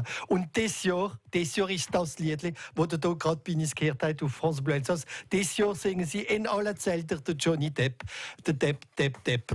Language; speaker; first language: German; native; German